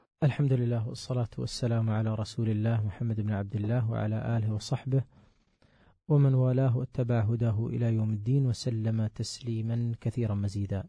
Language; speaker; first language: Arabic; native; Arabic